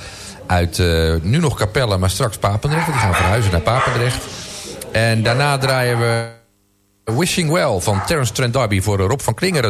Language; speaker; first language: Dutch; native; Dutch